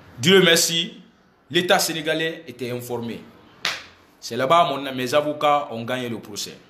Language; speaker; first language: French; non-native, local second language; Susu